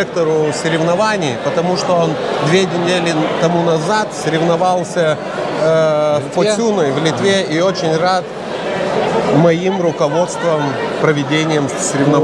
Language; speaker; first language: Russian; non-native, local second language; Lithuanian